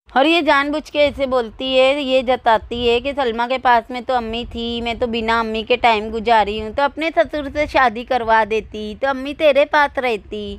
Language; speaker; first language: Hindi; native; Hindi